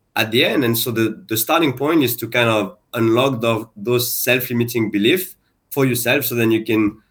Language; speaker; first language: English; non-native, fluent; French